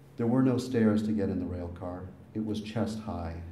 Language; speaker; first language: English; native; English